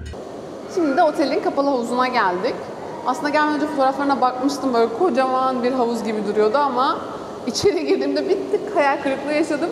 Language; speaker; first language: Turkish; native; Turkish